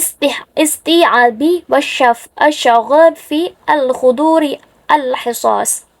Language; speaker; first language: Arabic; non-native, learner; Indonesian